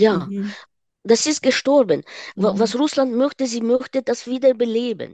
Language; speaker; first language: German; non-native, fluent; Ukrainian